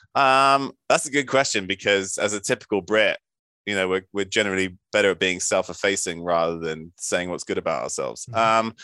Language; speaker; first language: English; native; English